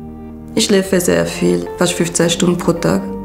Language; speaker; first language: German; non-native, local second language; French